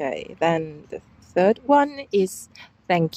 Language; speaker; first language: English; non-native, fluent; Korean